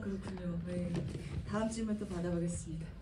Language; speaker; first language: Korean; native; Korean